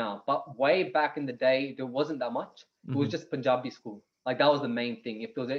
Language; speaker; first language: English; non-native, local second language; Punjabi